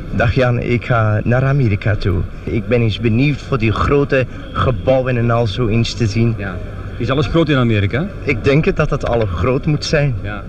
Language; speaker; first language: Dutch; native; Dutch